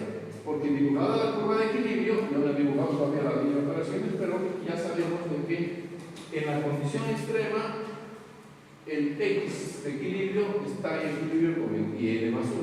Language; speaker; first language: Spanish; native; Spanish